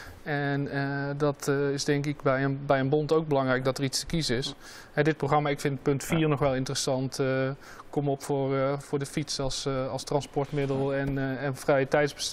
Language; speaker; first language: Dutch; native; Dutch